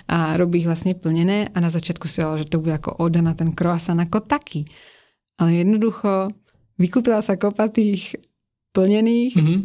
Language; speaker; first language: Slovak; early bilingual, heritage; Slovak